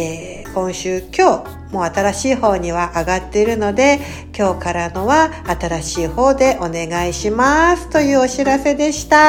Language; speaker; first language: Japanese; native; Japanese